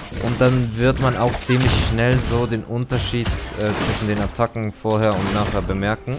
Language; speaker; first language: German; native; German